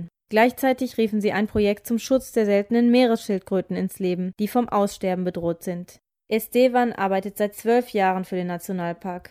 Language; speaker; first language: German; native; German